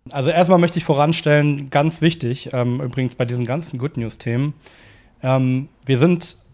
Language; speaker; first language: German; native; German